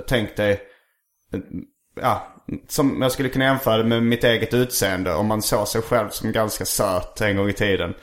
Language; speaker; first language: Swedish; native; Swedish